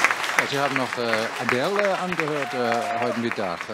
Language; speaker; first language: Dutch; native; Dutch